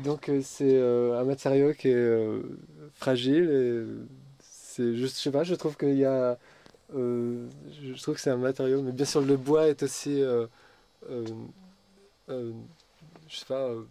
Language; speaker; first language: French; native; French